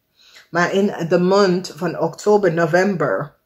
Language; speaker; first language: Dutch; non-native, fluent; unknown